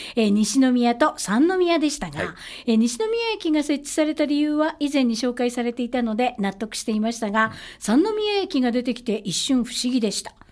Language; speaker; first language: Japanese; native; Japanese